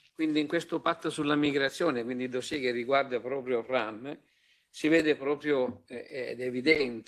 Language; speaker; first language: Italian; native; Italian